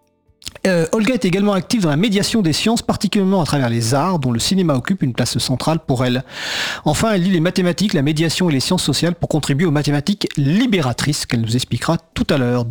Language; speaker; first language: French; native; French